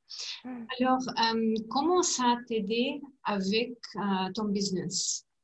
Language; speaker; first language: French; non-native, learner; English